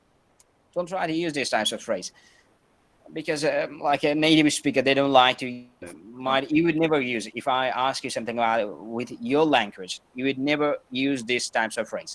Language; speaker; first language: English; non-native, fluent; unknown